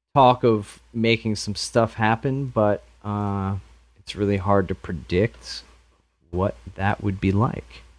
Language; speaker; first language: English; native; English